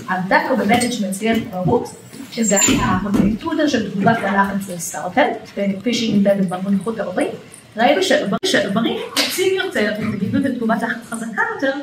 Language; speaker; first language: Hebrew; native; Hebrew